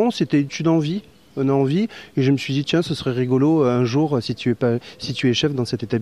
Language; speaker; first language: French; native; French